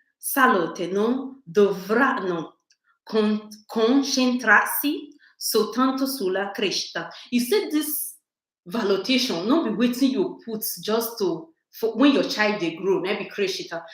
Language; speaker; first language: Nigerian Pidgin; non-native, local second language; Bini